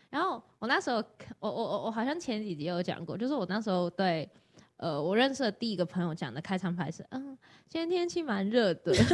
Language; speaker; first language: Chinese; non-native, local second language; Cantonese